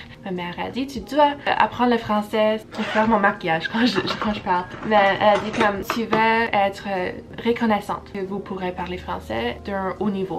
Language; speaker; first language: French; early bilingual, heritage; English